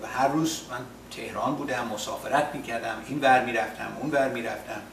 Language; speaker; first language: Persian; non-native, fluent; English